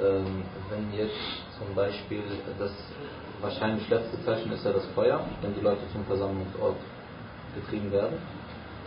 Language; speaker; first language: German; native; German